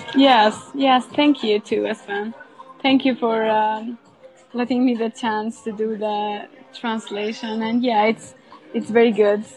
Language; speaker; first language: English; non-native, fluent; Albanian